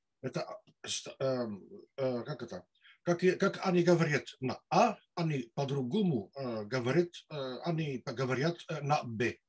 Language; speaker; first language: Russian; non-native, learner; Dutch